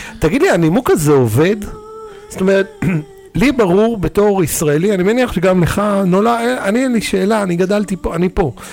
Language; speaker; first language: Hebrew; native; Hebrew